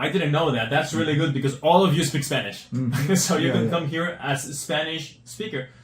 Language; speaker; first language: English; non-native, fluent; Spanish